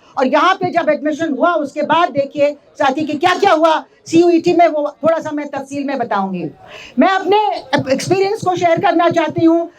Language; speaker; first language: Hindi; native; Hindi